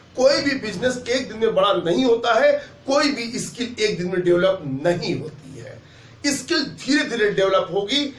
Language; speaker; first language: Hindi; native; Hindi